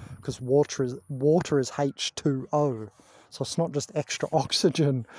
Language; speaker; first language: English; native; English